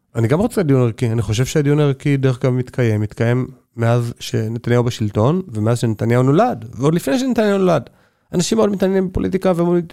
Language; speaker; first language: Hebrew; native; Hebrew